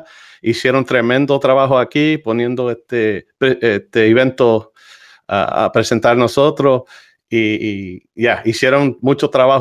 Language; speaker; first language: Spanish; early bilingual, heritage; English